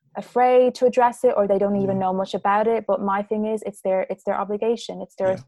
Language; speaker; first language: English; native; English